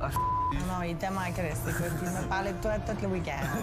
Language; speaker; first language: French; native; French